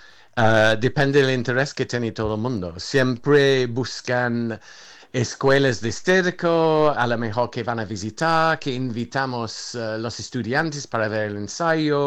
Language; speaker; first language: Spanish; non-native, fluent; English